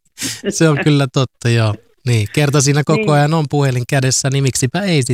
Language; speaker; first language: Finnish; native; Finnish